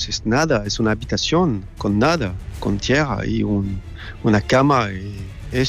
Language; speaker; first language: Spanish; non-native, fluent; French